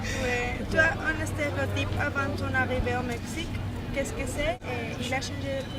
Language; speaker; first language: French; non-native, learner; Spanish